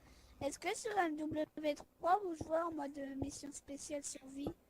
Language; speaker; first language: French; native; French